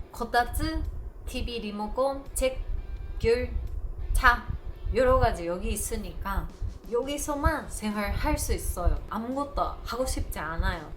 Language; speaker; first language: Korean; non-native, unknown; Japanese